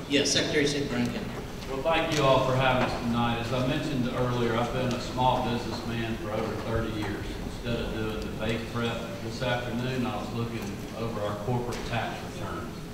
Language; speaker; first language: English; native; English